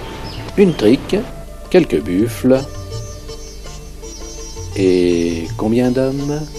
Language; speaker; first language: French; native; French